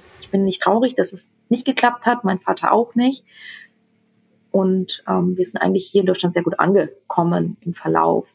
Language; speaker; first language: German; early bilingual, other home language; Tamil